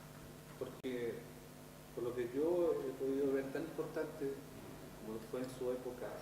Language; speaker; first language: Spanish; native; Spanish